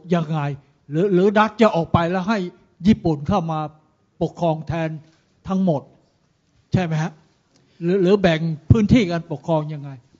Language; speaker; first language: Thai; native; Thai